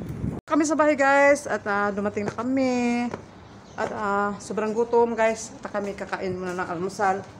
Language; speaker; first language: Filipino; non-native, local second language; Cebuano